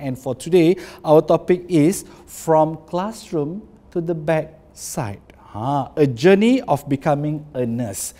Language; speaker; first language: English; non-native, local second language; Malay